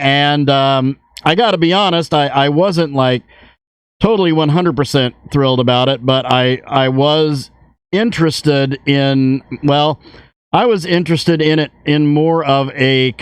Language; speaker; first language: English; native; English